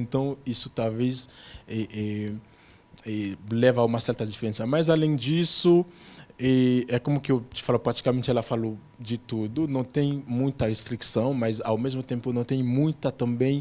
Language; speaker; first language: Portuguese; non-native, fluent; Haitian Creole